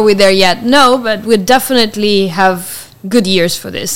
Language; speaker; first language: English; non-native, fluent; Italian